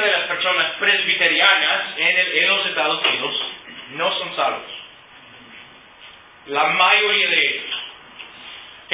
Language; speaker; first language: Spanish; non-native, fluent; English